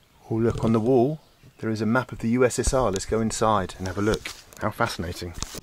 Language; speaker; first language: English; native; English